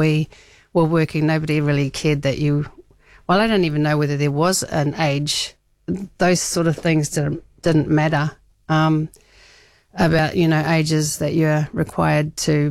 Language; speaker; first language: English; native; English